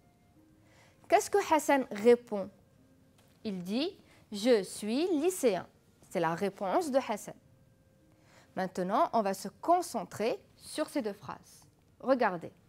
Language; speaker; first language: French; non-native, fluent; Arabic